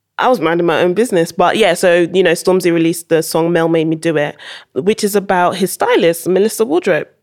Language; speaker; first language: English; early bilingual, heritage; English